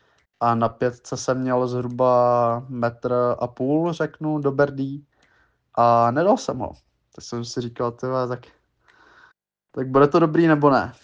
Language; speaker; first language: Czech; native; Czech